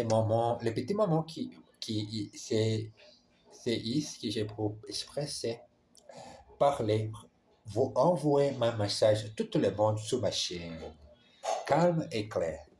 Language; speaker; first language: French; non-native, learner; Portuguese